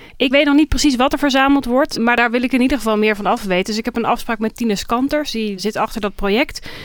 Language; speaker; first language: Dutch; native; Dutch